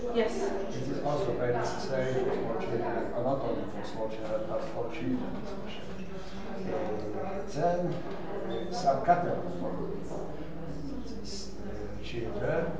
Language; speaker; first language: English; non-native, learner; Polish